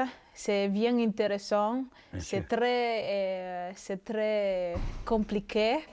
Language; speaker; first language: French; non-native, learner; Spanish